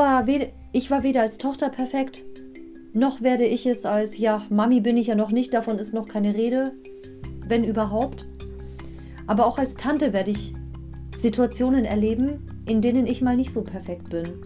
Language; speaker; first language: German; native; German